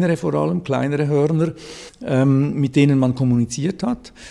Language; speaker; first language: German; native; German